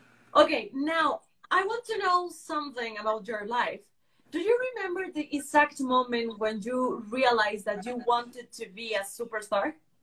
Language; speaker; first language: English; non-native, fluent; Spanish